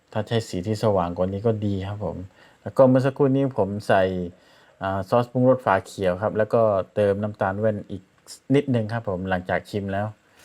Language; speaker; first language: Thai; non-native, local second language; Malay